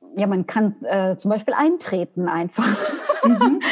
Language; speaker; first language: German; native; German